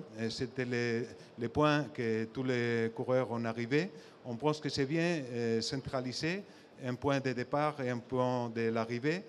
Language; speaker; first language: French; non-native, fluent; Spanish